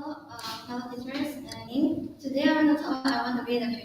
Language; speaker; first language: English; non-native, learner; Indonesian